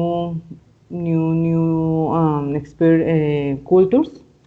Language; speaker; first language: English; non-native, learner; Spanish